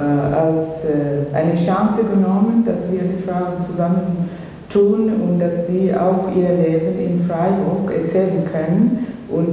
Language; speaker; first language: German; non-native, fluent; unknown